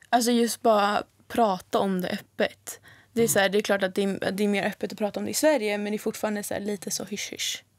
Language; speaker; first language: Swedish; native; Swedish